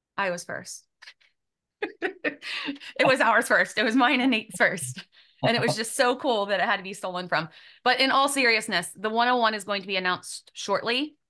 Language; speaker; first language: English; native; English